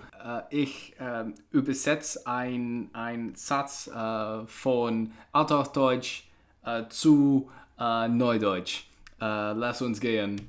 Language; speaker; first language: German; non-native, learner; English